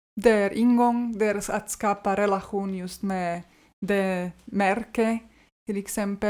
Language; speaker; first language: Swedish; non-native, fluent; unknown